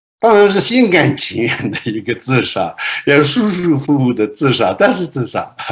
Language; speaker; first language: Chinese; non-native, local second language; Tibetan